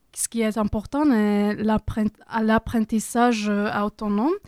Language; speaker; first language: French; non-native, learner; Croatian